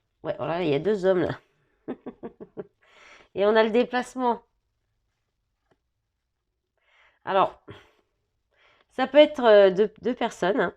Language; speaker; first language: French; native; French